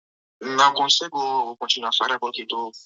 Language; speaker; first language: Portuguese; non-native, learner; Haitian Creole